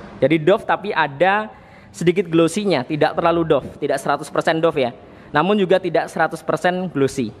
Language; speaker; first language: Indonesian; native; Indonesian